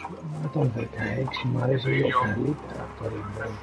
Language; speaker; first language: Greek; native; Greek